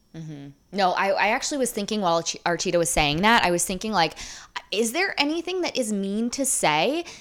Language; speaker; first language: English; native; English